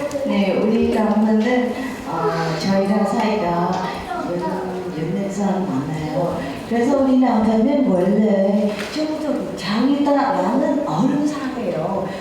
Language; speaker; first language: Korean; non-native, learner; Vietnamese